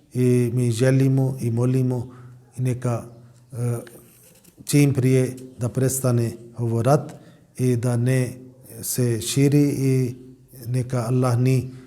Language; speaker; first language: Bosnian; non-native, learner; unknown